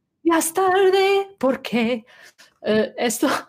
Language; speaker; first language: Spanish; non-native, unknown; English